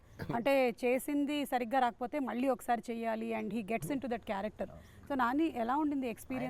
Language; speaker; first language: Telugu; native; Telugu